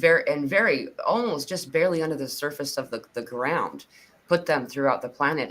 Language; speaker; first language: English; native; English